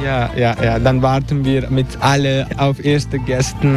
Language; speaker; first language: German; non-native, learner; Turkish